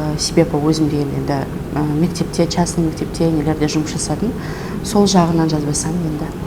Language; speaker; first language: Kazakh; non-native, local second language; Russian